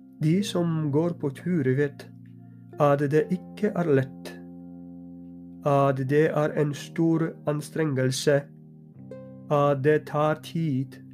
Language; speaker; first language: Norwegian; non-native, fluent; Polish